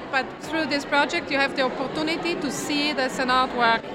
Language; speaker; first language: English; non-native, fluent; Italian